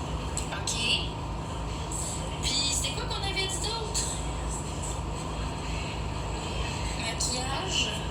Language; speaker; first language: French; native; French